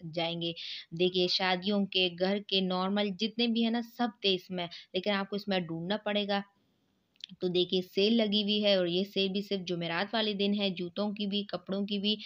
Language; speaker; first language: Urdu; native; Urdu